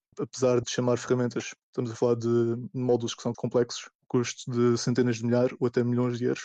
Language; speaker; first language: Portuguese; native; Portuguese